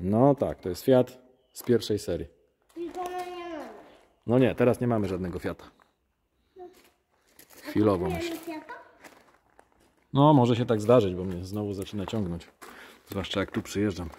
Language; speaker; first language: Polish; native; Polish